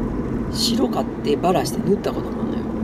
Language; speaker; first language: Japanese; native; Japanese